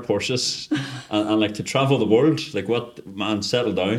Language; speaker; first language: English; native; English